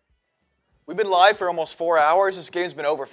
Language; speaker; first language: English; native; English